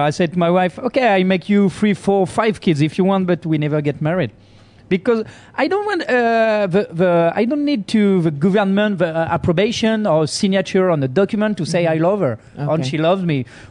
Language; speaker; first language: English; non-native, learner; French